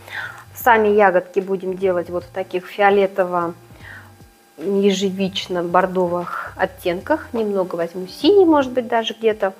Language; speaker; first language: Russian; native; Russian